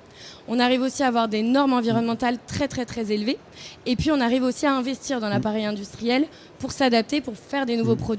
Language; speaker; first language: French; native; French